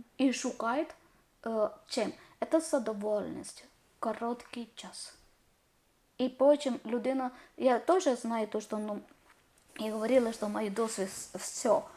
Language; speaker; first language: Ukrainian; non-native, learner; Malayalam